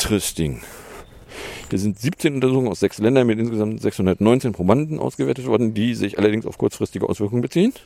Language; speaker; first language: German; native; German